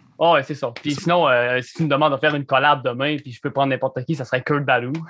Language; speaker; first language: French; native; French